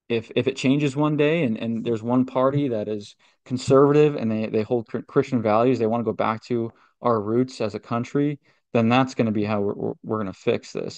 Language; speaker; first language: English; native; English